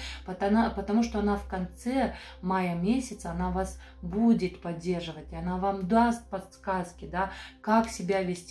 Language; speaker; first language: Russian; non-native, fluent; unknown